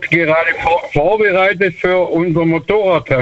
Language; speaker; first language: German; native; German